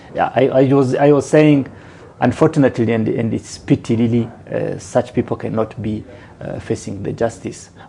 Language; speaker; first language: English; non-native, local second language; Kinyarwanda